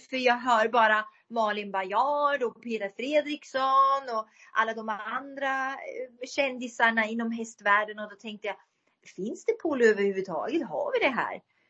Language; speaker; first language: Swedish; non-native, fluent; German